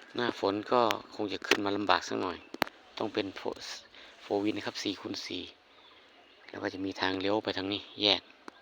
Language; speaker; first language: Thai; non-native, local second language; Hmong